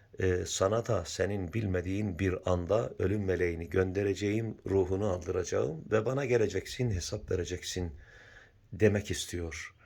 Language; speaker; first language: Turkish; native; Turkish